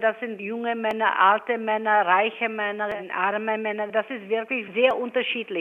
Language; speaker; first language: German; non-native, fluent; Czech